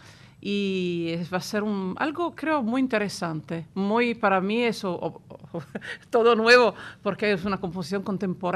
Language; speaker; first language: Spanish; non-native, fluent; Italian